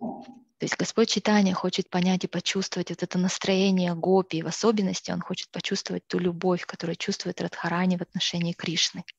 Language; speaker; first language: Russian; native; Russian